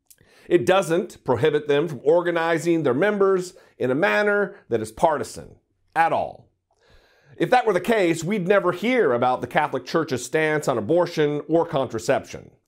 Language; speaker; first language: English; native; English